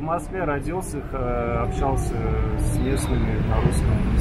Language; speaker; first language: Russian; native; Russian